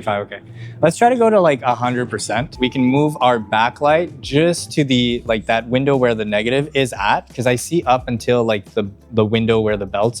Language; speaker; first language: English; native; English